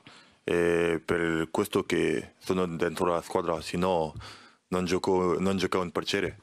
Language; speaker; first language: Italian; non-native, fluent; French